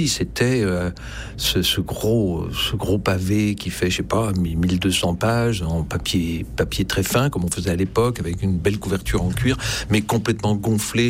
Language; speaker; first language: French; native; French